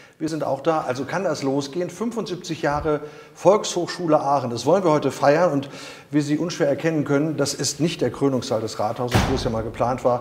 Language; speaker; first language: German; native; German